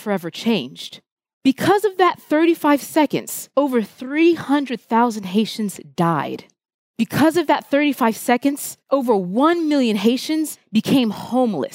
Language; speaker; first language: English; early bilingual, other home language; Haitian Creole